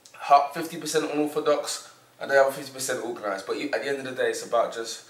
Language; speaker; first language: English; native; English